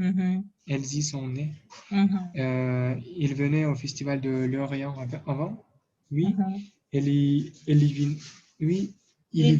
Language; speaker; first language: French; non-native, learner; Russian